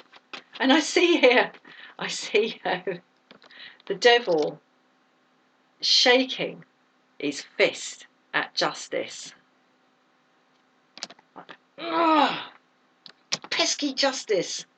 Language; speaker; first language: English; native; English